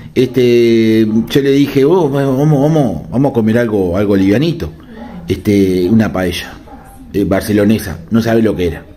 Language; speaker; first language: Spanish; native; Spanish